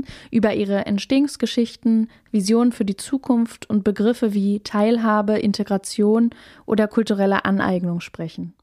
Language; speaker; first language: German; native; German